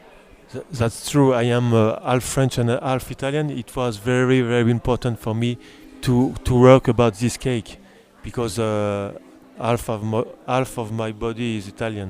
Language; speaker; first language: English; non-native, learner; French